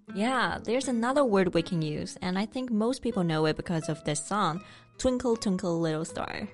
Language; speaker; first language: English; non-native, fluent; Chinese